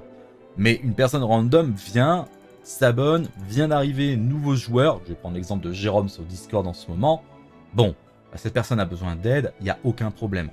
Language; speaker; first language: French; native; French